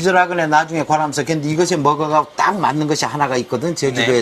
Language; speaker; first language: Korean; native; Korean